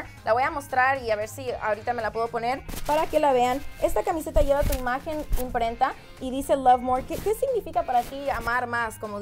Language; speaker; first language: Spanish; native; Spanish